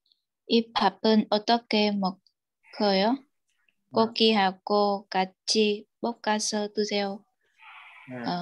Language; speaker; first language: Korean; non-native, learner; Vietnamese